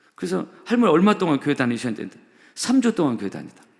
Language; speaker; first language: Korean; native; Korean